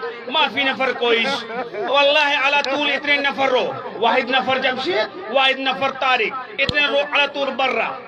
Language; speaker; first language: Arabic; non-native, learner; Hindi